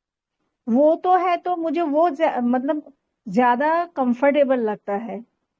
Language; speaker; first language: Hindi; native; Hindi